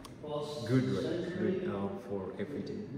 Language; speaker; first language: English; non-native, local second language; Indonesian